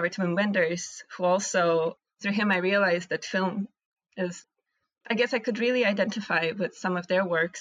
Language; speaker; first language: English; non-native, fluent; Russian